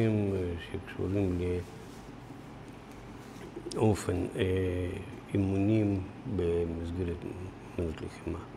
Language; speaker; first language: Hebrew; non-native, fluent; Russian